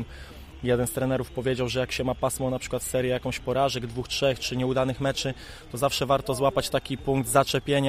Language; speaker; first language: Polish; native; Polish